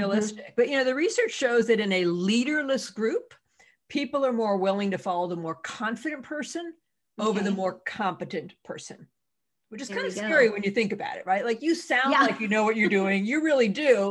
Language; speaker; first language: English; native; English